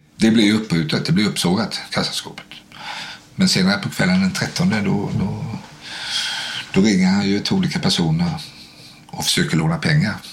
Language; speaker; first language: Swedish; native; Swedish